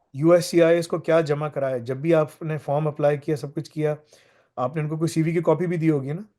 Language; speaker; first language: Urdu; native; Urdu